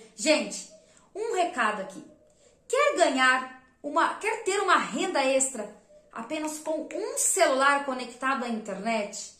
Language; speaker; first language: Portuguese; native; Portuguese